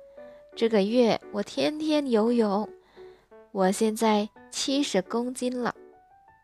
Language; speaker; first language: Chinese; non-native, fluent; Indonesian